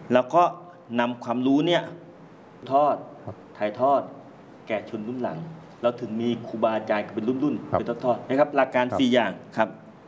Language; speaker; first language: Thai; native; Thai